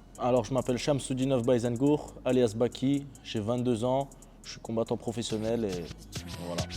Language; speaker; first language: French; early bilingual, other home language; Chechen